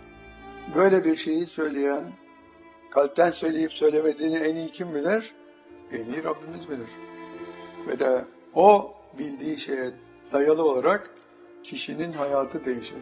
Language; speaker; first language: Turkish; native; Turkish